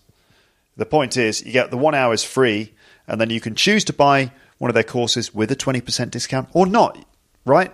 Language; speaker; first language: English; native; English